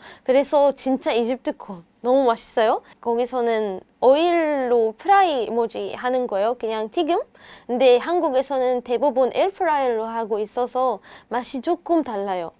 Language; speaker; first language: Korean; non-native, fluent; Arabic